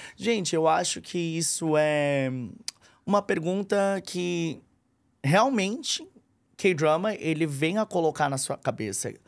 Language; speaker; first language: Portuguese; early bilingual, other home language; Korean